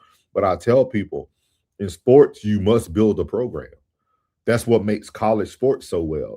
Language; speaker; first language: English; native; English